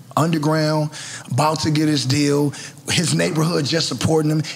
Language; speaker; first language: English; native; English